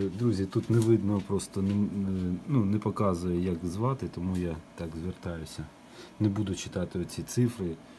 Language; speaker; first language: Ukrainian; non-native, local second language; Russian